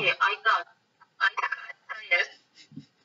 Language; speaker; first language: English; non-native, learner; Persian